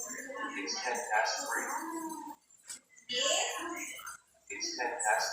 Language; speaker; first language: English; non-native, learner; Indonesian